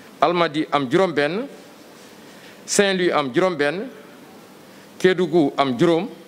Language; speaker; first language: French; non-native, local second language; Wolof